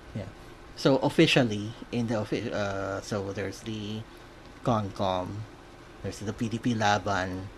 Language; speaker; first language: English; non-native, local second language; Filipino